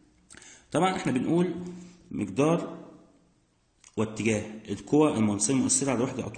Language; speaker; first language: Arabic; native; Arabic